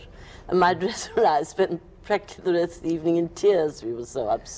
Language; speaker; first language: English; native; English